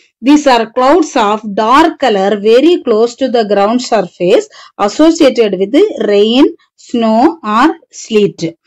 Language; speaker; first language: English; non-native, local second language; Tamil